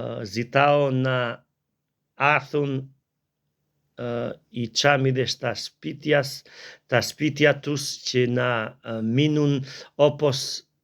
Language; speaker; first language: Greek; non-native, learner; Albanian